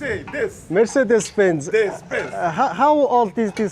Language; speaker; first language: English; non-native, learner; Mongolian